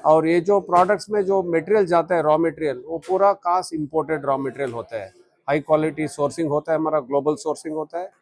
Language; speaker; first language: Hindi; non-native, local second language; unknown